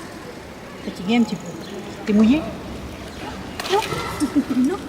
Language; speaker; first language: French; early bilingual, heritage; Russian